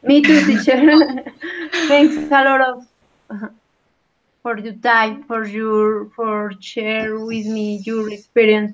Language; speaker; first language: English; non-native, learner; Spanish